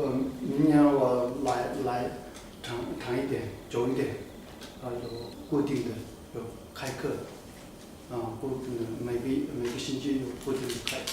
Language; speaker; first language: Chinese; non-native, fluent; Tibetan